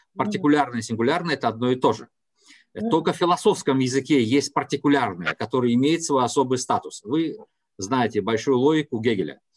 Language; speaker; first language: Russian; non-native, local second language; Tajik